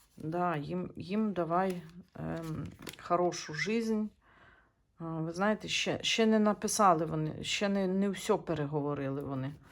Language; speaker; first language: Ukrainian; native; Ukrainian